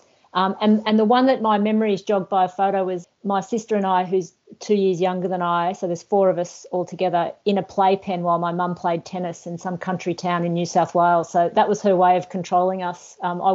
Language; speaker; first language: English; native; English